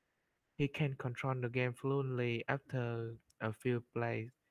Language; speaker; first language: English; non-native, learner; Vietnamese